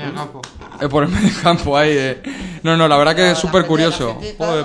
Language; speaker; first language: Spanish; native; Spanish